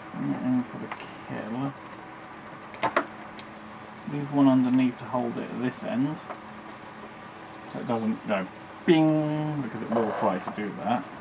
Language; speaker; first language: English; native; English